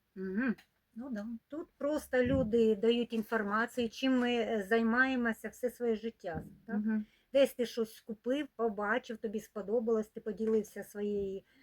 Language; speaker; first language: Ukrainian; non-native, local second language; Russian